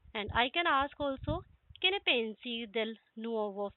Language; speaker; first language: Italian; non-native, fluent; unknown